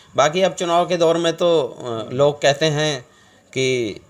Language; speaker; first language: Hindi; native; Hindi